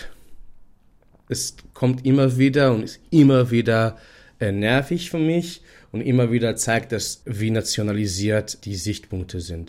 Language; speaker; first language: German; non-native, fluent; Hebrew